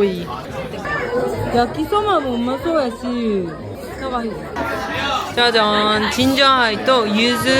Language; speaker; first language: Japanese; non-native, fluent; Korean